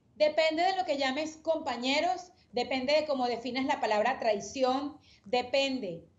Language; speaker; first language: Spanish; native; Spanish